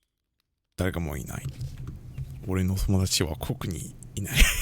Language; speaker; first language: Japanese; non-native, learner; English